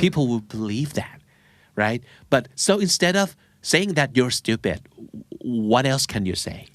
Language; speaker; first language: English; non-native, fluent; Thai